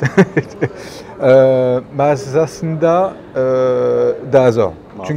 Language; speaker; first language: Turkish; non-native, learner; French